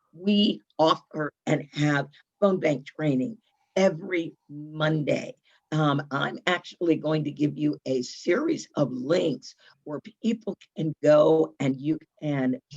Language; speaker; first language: English; native; English